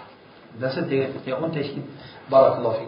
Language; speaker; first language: German; non-native, fluent; Arabic